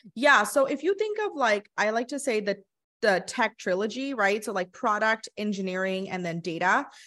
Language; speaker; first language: English; early bilingual, other home language; Hindi